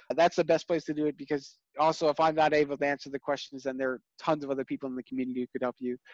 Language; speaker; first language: English; native; English